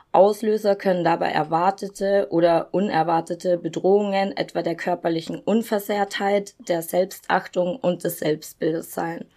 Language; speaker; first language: German; native; German